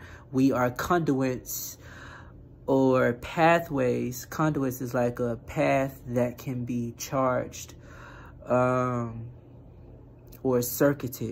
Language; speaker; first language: English; native; English